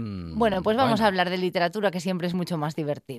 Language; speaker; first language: Spanish; native; Spanish